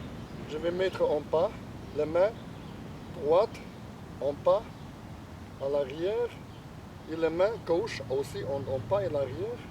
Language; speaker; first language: French; non-native, learner; Chinese